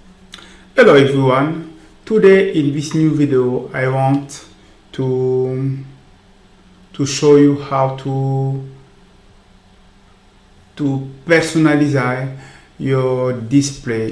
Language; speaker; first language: English; non-native, learner; French